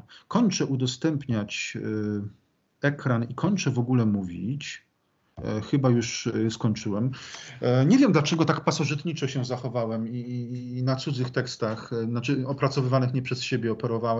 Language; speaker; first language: Polish; native; Polish